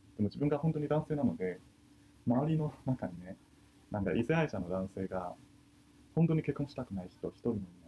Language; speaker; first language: Japanese; non-native, fluent; Chinese